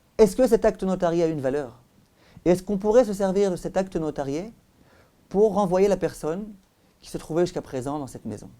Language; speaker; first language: French; native; French